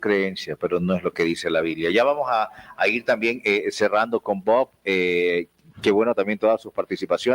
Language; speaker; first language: Spanish; native; Spanish